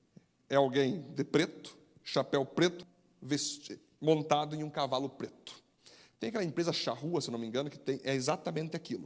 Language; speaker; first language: Portuguese; native; Portuguese